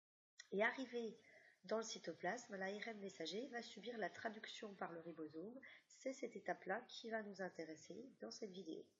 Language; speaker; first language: French; native; French